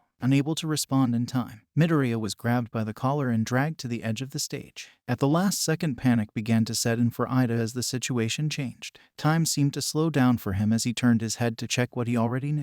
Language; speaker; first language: English; native; English